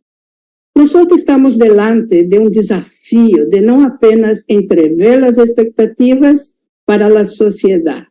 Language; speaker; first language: Spanish; non-native, fluent; Portuguese